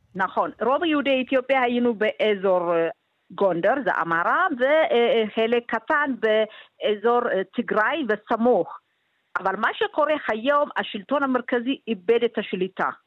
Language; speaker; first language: Hebrew; non-native, fluent; Amharic